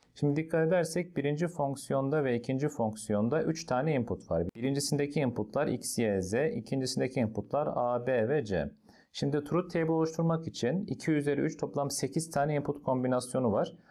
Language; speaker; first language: Turkish; native; Turkish